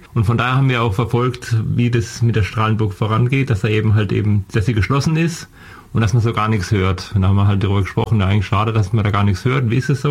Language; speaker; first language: German; native; German